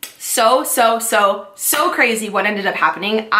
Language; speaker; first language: English; native; English